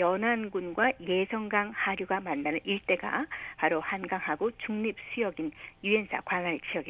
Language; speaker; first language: Korean; native; Korean